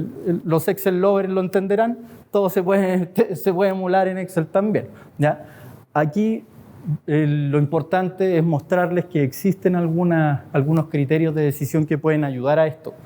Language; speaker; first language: Spanish; native; Spanish